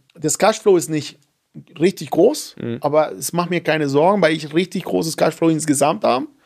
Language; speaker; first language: German; non-native, fluent; Spanish